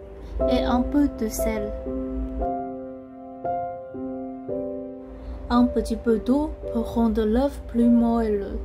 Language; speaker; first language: French; non-native, fluent; Chinese